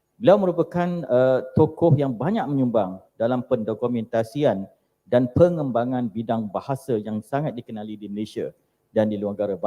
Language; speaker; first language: Malay; native; Malay